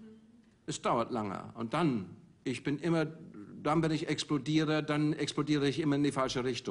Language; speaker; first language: German; non-native, fluent; English